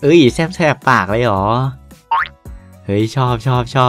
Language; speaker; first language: Thai; native; Thai